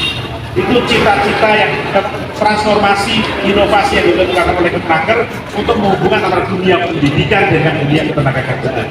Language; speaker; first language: Indonesian; native; Indonesian